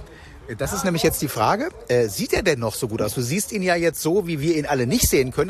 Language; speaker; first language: German; native; German